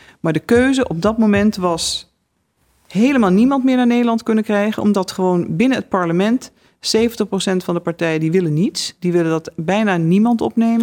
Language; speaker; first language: Dutch; native; Dutch